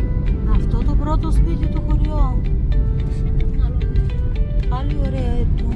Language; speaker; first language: Greek; non-native, learner; Bulgarian